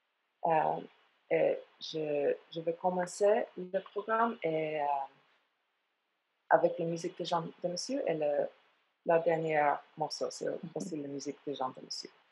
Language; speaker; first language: French; non-native, fluent; English